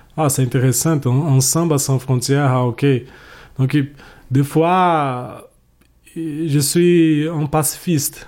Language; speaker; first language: French; non-native, fluent; Portuguese